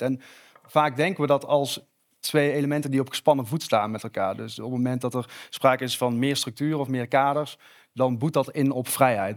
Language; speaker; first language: Dutch; native; Dutch